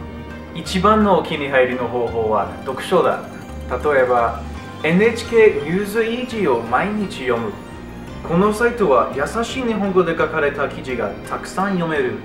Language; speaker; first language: Japanese; non-native, learner; English